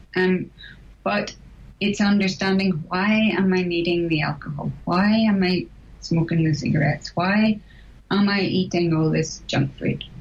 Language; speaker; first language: English; native; English